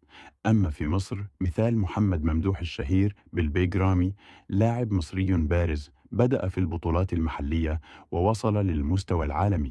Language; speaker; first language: Arabic; native; Arabic